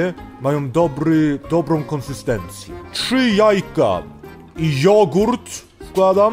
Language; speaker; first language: Polish; early bilingual, heritage; Polish